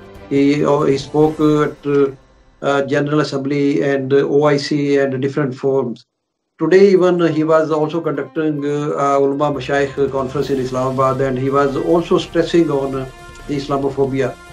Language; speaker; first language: English; non-native, local second language; Urdu